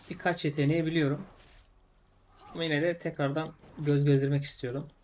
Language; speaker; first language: Turkish; native; Turkish